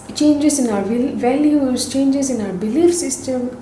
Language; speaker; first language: English; non-native, local second language; Assamese